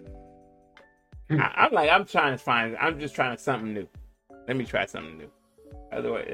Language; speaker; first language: English; native; English